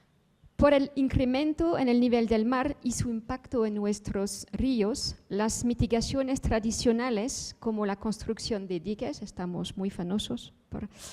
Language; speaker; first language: Spanish; non-native, fluent; Dutch